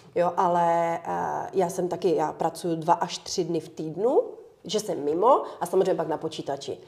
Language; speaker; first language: Czech; early bilingual, other home language; Ukrainian